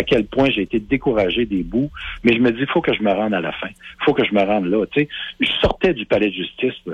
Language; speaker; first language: French; native; French